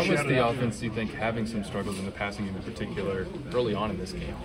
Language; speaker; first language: English; native; English